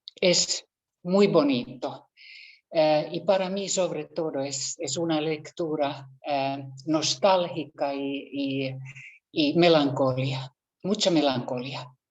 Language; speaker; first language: Spanish; non-native, fluent; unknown